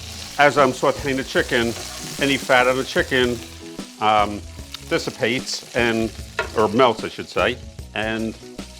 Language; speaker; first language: English; native; English